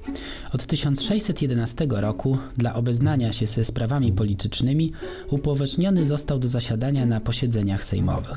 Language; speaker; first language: Polish; native; Polish